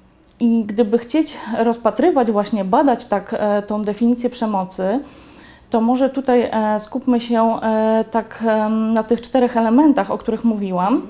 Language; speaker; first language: Polish; native; Polish